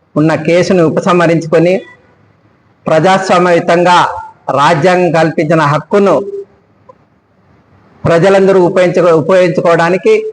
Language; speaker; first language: Telugu; native; Telugu